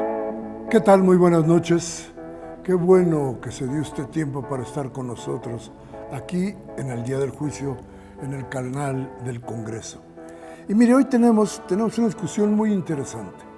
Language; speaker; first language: Spanish; native; Spanish